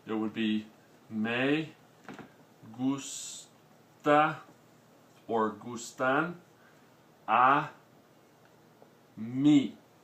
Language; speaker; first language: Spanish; non-native, fluent; English